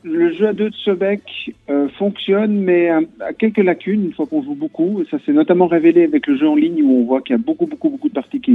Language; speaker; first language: French; native; French